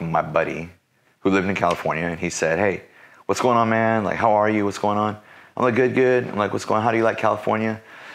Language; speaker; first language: English; native; English